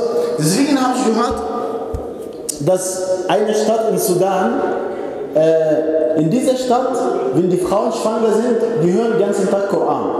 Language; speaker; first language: German; non-native, fluent; Arabic